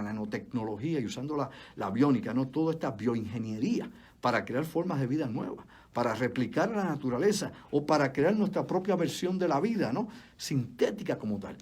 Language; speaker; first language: Spanish; native; Spanish